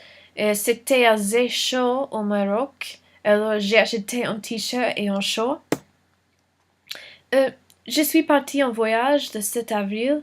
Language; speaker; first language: French; non-native, learner; English